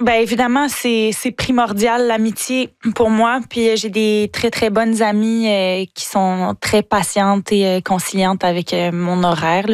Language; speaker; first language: French; native; French